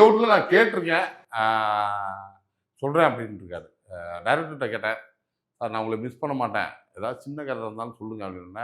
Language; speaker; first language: Tamil; native; Tamil